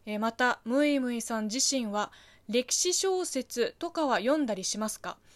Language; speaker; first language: Japanese; non-native, fluent; Chinese